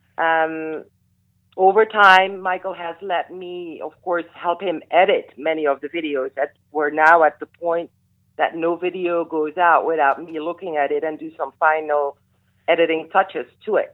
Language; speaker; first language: English; non-native, fluent; Dutch